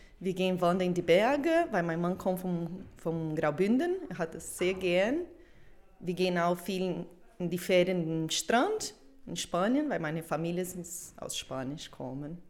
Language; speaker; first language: German; non-native, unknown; Portuguese